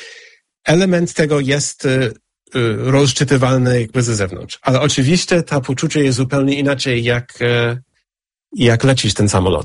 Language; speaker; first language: Polish; non-native, fluent; English